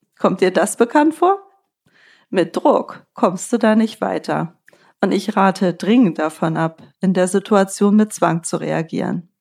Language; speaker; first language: German; native; German